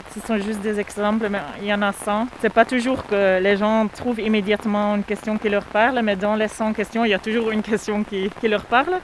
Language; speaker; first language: French; non-native, fluent; Dutch